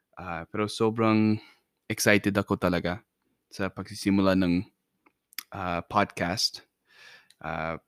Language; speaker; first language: Filipino; non-native, fluent; English